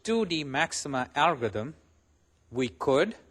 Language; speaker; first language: English; non-native, local second language; Urdu